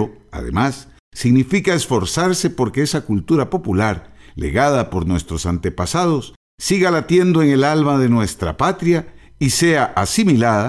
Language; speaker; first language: Spanish; native; Spanish